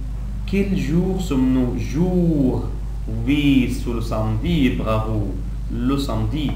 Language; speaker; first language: French; non-native, local second language; Arabic